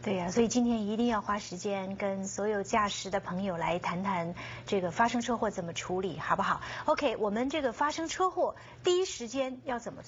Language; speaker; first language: Chinese; native; Chinese